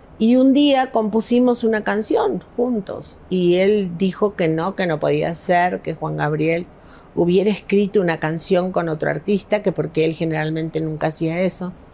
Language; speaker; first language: Spanish; native; Spanish